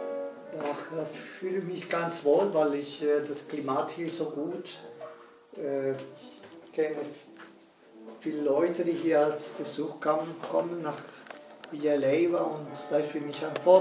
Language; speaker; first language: German; non-native, fluent; Spanish